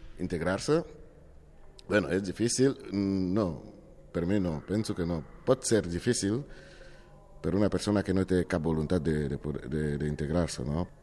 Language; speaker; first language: Catalan; non-native, fluent; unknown